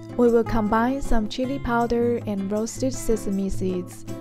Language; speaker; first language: English; non-native, fluent; Chinese